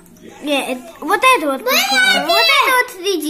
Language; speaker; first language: Russian; early bilingual, heritage; Russian